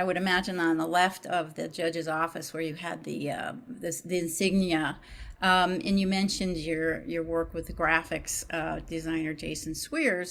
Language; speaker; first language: English; native; English